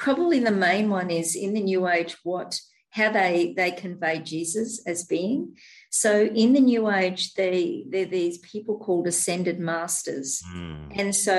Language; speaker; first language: English; native; English